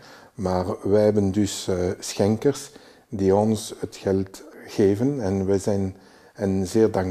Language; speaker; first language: Dutch; non-native, local second language; French